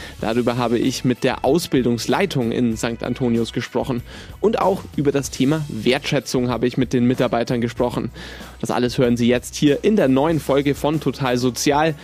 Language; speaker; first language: German; native; German